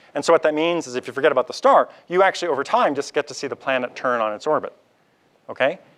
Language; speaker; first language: English; native; English